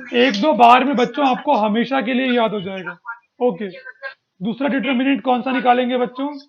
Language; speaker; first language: Hindi; non-native, local second language; Marathi